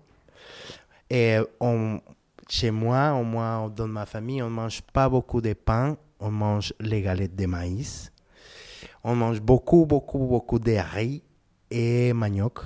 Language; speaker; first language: French; non-native, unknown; Spanish